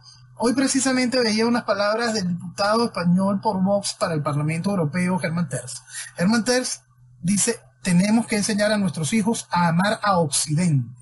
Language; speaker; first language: Spanish; native; Spanish